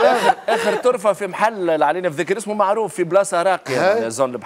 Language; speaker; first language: Arabic; native; Arabic